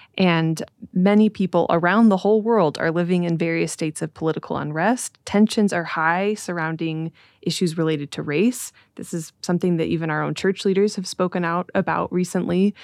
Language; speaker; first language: English; native; English